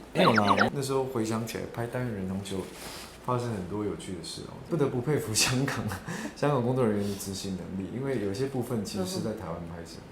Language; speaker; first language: Chinese; native; Chinese